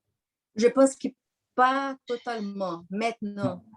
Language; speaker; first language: French; non-native, fluent; Portuguese